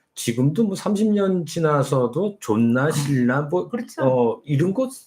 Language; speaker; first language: Korean; native; Korean